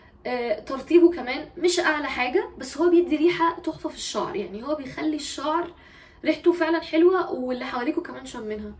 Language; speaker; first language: Arabic; native; Arabic